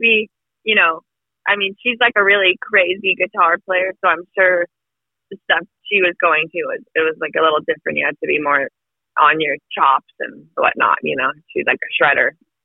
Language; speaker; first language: English; native; English